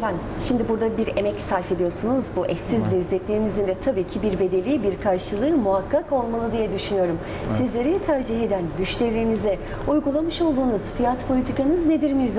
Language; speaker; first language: Turkish; native; Turkish